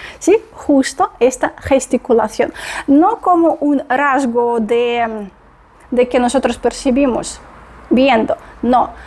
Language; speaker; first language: Spanish; non-native, fluent; Russian